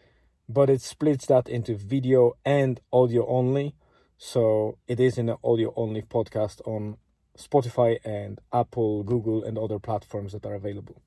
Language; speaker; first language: English; non-native, fluent; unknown